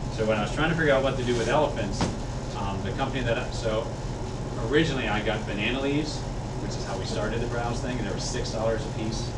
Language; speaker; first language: English; native; English